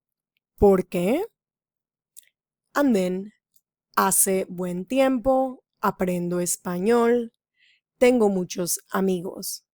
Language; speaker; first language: Spanish; non-native, fluent; English